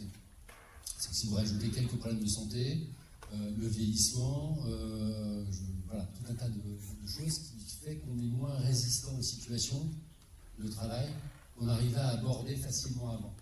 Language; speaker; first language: French; native; French